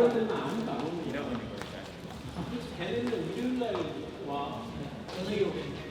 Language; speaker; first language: Korean; native; Korean